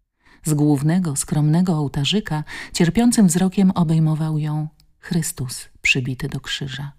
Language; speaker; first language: Polish; native; Polish